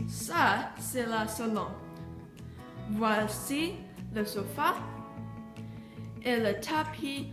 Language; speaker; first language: French; non-native, learner; English